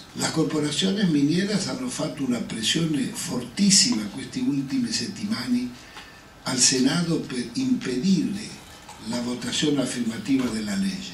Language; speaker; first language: Italian; non-native, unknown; Spanish